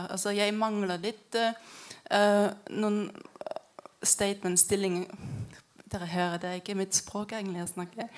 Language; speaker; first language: Norwegian; non-native, fluent; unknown